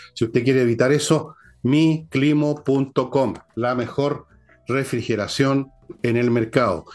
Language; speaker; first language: Spanish; native; Spanish